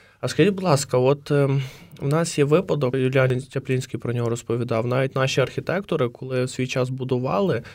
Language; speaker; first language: Ukrainian; native; Ukrainian